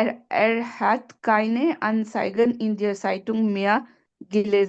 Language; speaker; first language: German; non-native, learner; Urdu